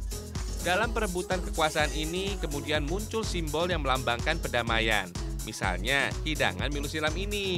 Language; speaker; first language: Indonesian; native; Indonesian